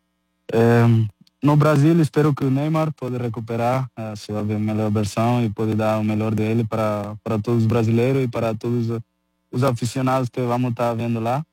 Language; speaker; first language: Portuguese; non-native, fluent; Spanish